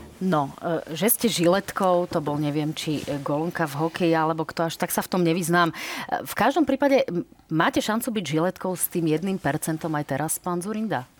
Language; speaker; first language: Slovak; native; Slovak